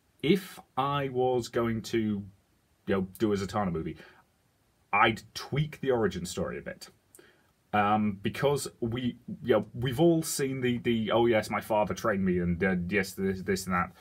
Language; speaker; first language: English; native; English